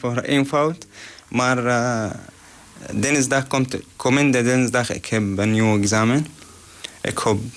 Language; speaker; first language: Dutch; non-native, learner; Arabic